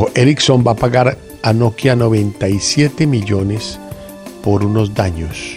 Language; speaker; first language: Spanish; native; Spanish